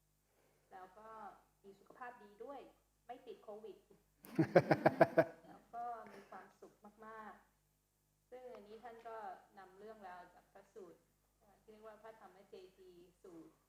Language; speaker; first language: Thai; native; Thai